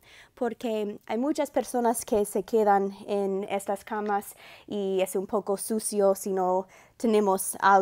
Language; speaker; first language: Spanish; non-native, fluent; English